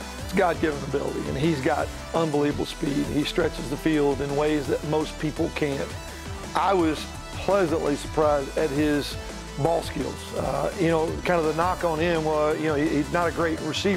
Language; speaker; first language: English; native; English